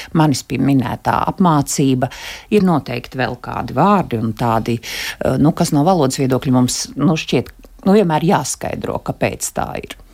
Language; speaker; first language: Latvian; native; Latvian